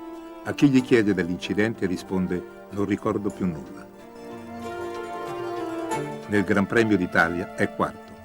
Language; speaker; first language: Italian; native; Italian